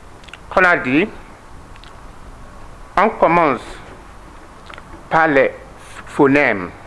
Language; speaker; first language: French; non-native, learner; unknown